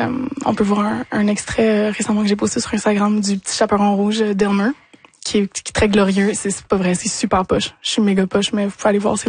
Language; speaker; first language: French; native; French